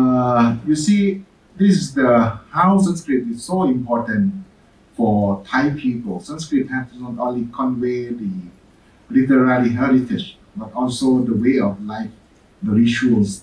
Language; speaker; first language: English; non-native, fluent; Thai